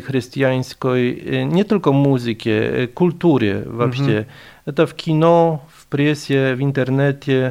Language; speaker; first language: Russian; non-native, fluent; Polish